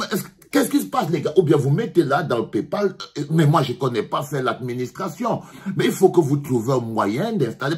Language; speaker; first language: French; native; French